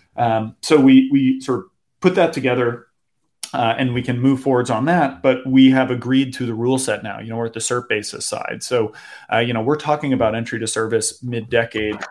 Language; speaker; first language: English; native; English